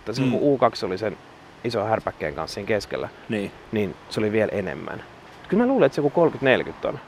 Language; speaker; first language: Finnish; native; Finnish